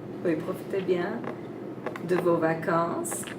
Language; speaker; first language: French; non-native, fluent; Portuguese